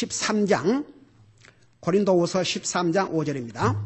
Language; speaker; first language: Korean; native; Korean